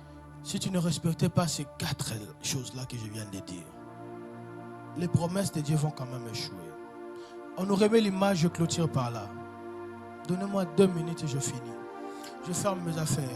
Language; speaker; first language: French; non-native, local second language; Lingala